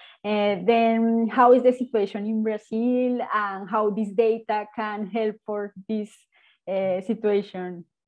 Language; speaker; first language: English; non-native, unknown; Spanish